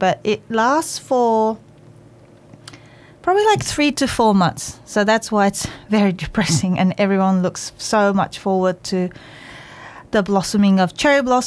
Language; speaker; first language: English; non-native, fluent; Japanese